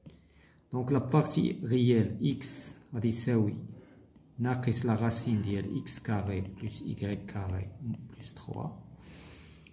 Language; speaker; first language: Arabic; native; Arabic